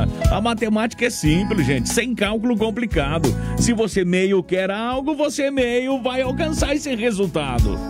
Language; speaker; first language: Portuguese; native; Portuguese